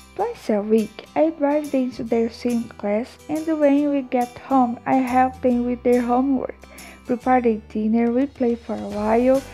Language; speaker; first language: English; non-native, learner; Portuguese